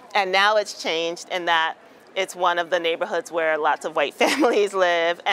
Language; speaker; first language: English; native; English